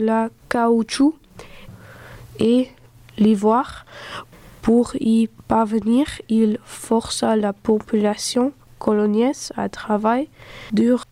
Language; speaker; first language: French; early bilingual, other home language; Dutch